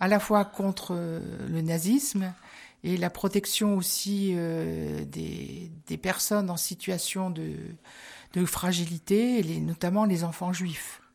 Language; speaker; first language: French; native; French